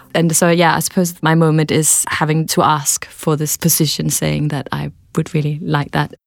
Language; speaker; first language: English; non-native, fluent; Danish